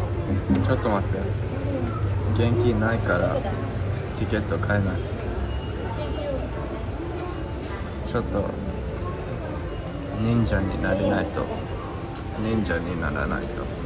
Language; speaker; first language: Japanese; non-native, learner; English